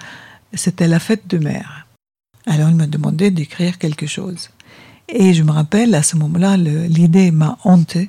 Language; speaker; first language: French; non-native, fluent; Arabic